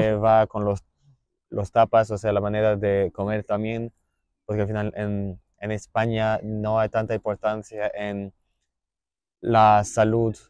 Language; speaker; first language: Spanish; non-native, fluent; German